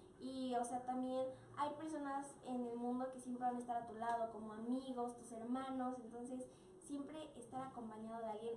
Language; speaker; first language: Spanish; native; Spanish